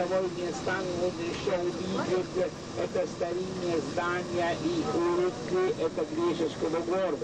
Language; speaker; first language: Russian; non-native, fluent; Italian